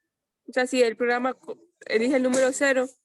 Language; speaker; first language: Spanish; native; Spanish